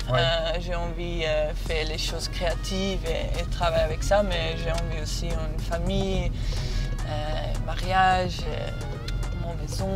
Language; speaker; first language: French; non-native, learner; Serbian